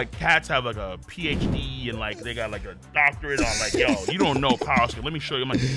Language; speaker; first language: English; native; English